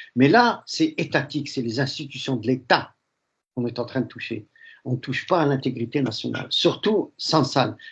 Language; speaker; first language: French; early bilingual, other home language; Arabic